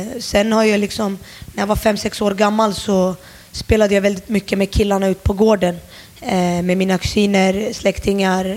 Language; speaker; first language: Swedish; early bilingual, other home language; Turoyo